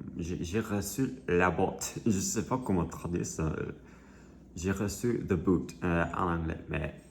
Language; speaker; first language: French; non-native, learner; English